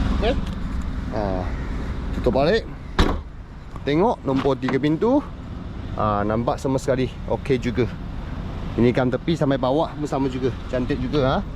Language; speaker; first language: Malay; non-native, local second language; Chinese